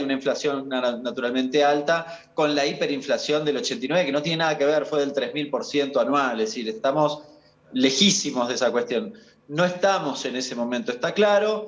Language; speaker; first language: Spanish; native; Spanish